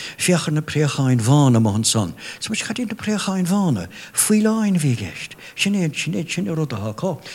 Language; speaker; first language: Irish; non-native, local second language; English